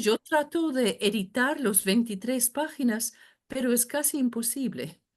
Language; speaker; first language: Spanish; non-native, fluent; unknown